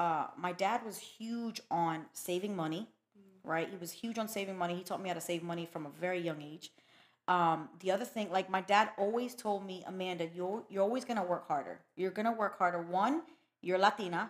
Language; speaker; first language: English; early bilingual, other home language; Spanish